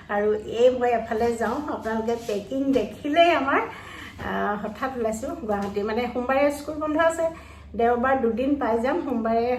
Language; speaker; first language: Assamese; native; Assamese